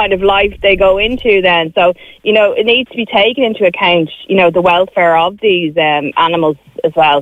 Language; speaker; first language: English; native; English